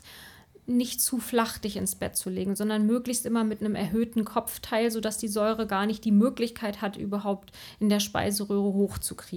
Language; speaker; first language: German; native; German